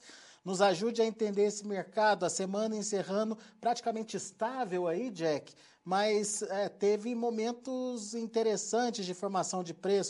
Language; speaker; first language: Portuguese; native; Portuguese